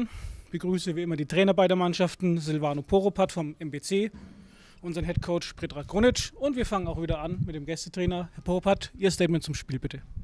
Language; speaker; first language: German; native; German